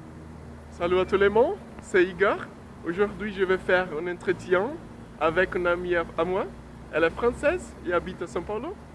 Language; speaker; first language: French; non-native, fluent; Portuguese